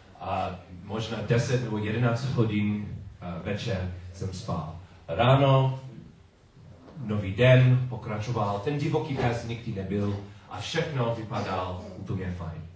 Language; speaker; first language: Czech; non-native, learner; English